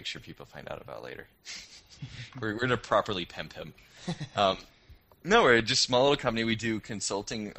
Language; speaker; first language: English; native; English